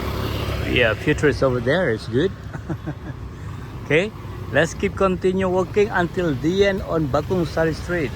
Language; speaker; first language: English; non-native, learner; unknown